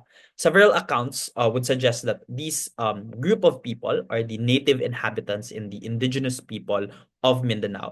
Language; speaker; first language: English; non-native, local second language; Cebuano